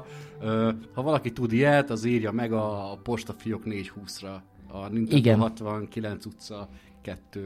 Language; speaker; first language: Hungarian; native; Hungarian